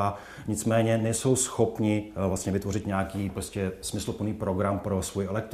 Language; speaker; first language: Czech; native; Czech